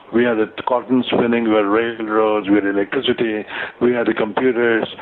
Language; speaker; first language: English; non-native, local second language; Gujarati